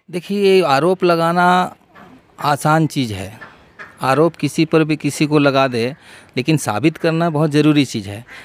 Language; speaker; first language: Hindi; native; Hindi